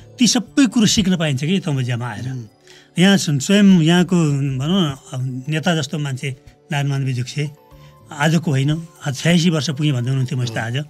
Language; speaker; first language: Nepali; native; Nepali